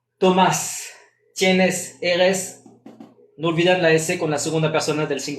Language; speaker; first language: Spanish; non-native, fluent; French